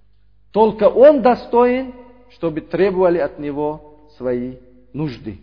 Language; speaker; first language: Russian; non-native, learner; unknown